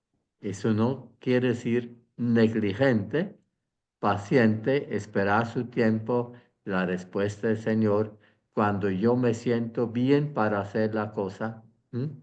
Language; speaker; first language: Spanish; non-native, fluent; Swiss German